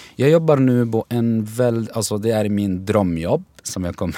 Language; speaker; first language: Swedish; non-native, fluent; Arabic